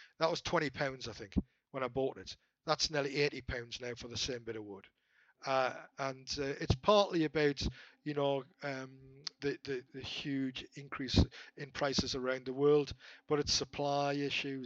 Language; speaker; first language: English; native; English